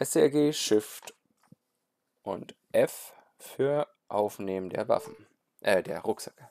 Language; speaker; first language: German; native; German